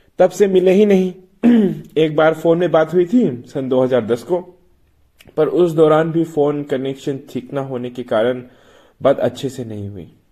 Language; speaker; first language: Hindi; non-native, local second language; Manipuri